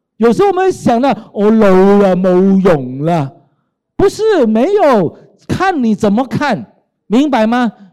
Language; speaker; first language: Chinese; non-native, local second language; Cantonese